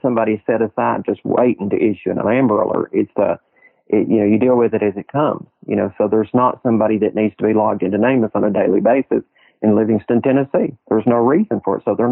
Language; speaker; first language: English; native; English